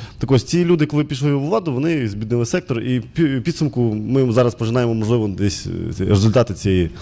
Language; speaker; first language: Ukrainian; native; Ukrainian